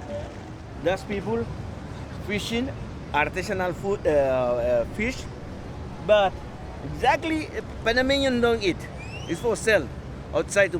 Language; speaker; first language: English; non-native, learner; Spanish